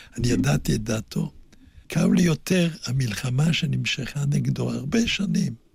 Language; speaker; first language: Hebrew; non-native, fluent; German